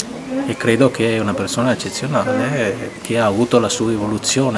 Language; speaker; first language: Italian; non-native, fluent; Malayalam